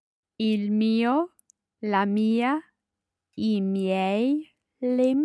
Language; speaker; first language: Italian; non-native, learner; English